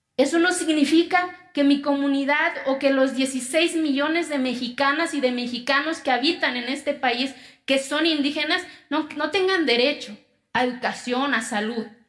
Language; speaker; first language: Spanish; non-native, local second language; Zapotec